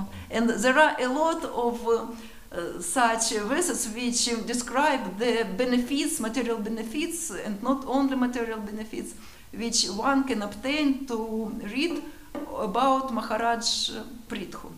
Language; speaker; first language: English; non-native, learner; Russian